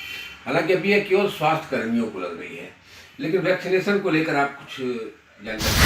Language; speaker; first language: Hindi; native; Hindi